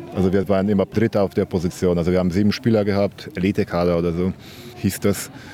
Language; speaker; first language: German; non-native, fluent; Polish